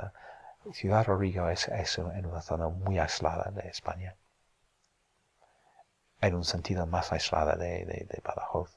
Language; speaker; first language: Spanish; non-native, fluent; English